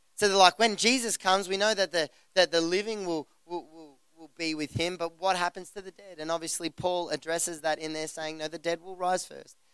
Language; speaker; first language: English; native; English